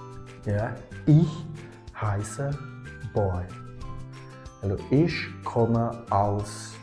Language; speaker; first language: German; non-native, fluent; Indonesian